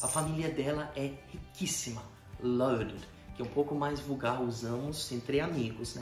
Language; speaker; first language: Portuguese; non-native, fluent; English